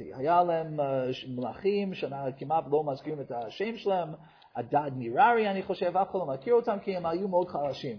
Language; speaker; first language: Hebrew; non-native, fluent; English